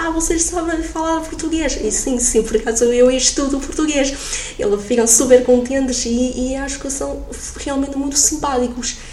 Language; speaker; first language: Portuguese; non-native, fluent; Chinese